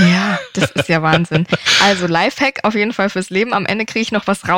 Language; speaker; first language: German; native; German